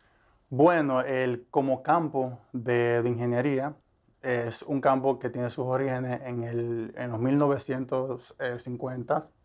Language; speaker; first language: Spanish; native; Spanish